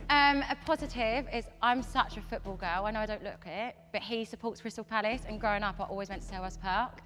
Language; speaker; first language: English; native; English